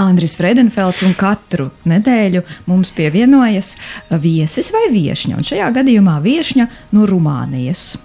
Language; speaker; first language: Latvian; native; Latvian